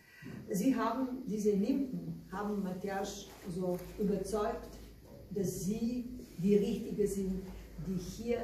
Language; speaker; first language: German; non-native, learner; Slovenian